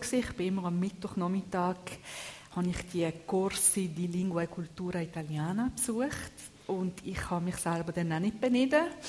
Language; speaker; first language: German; early bilingual, other home language; Italian